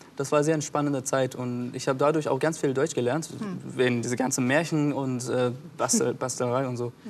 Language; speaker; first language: German; non-native, fluent; Persian